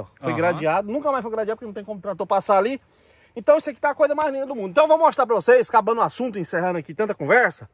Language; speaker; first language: Portuguese; native; Portuguese